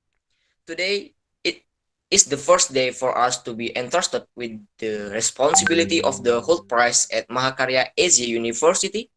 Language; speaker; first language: English; non-native, learner; Indonesian